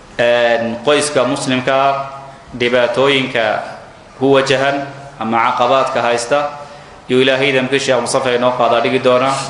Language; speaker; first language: Somali; native; Somali